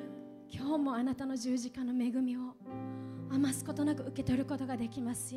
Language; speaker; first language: Japanese; native; Japanese